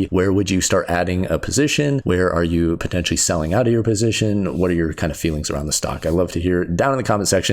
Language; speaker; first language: English; native; English